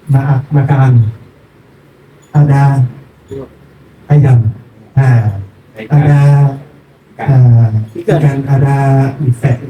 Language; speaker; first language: Indonesian; non-native, learner; Thai